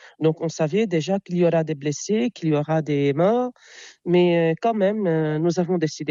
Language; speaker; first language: French; non-native, local second language; Arabic